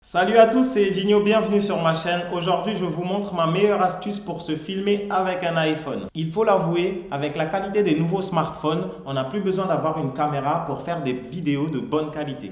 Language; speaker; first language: French; native; French